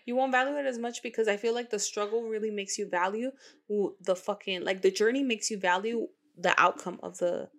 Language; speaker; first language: English; early bilingual, other home language; Spanish